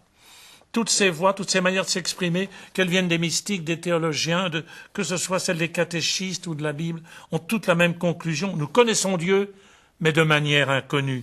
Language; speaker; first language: French; native; French